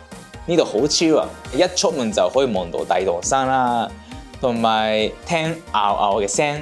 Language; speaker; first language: Cantonese; non-native, fluent; Japanese